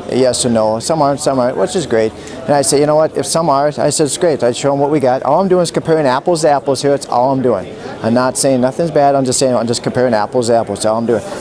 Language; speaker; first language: English; native; English